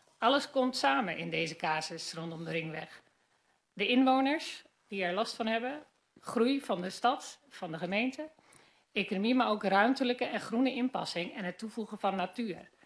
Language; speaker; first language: Dutch; native; Dutch